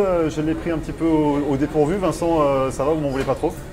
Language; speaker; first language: French; native; French